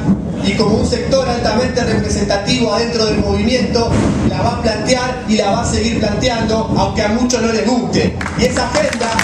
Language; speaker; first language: Spanish; native; Spanish